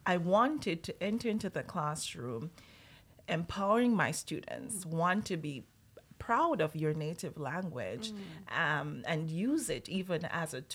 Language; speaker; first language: English; non-native, local second language; Jamaican Creole English